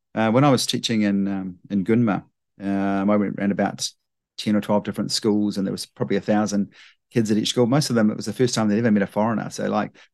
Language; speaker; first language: English; native; English